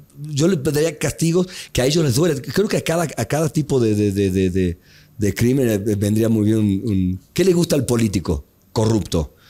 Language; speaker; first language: Spanish; native; Spanish